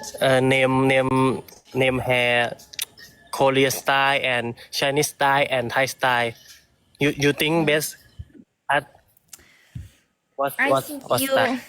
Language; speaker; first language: English; non-native, learner; Thai